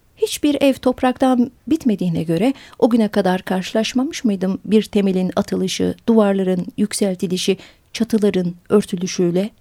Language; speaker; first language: Turkish; early bilingual, heritage; Turkish